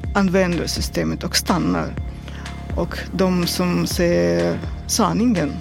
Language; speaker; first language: Swedish; non-native, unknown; Russian